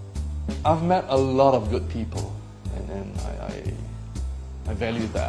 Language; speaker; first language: English; native; English